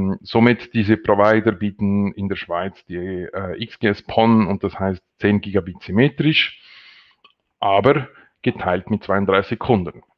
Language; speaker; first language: German; non-native, local second language; French